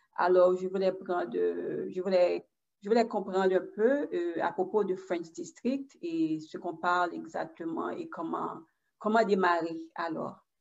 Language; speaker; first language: French; non-native, local second language; Haitian Creole